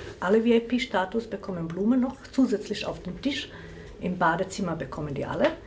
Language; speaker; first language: German; non-native, fluent; Polish